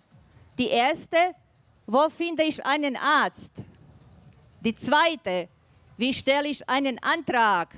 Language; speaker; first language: German; non-native, fluent; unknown